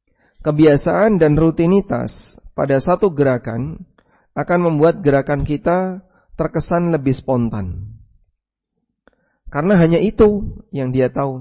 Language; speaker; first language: Indonesian; native; Indonesian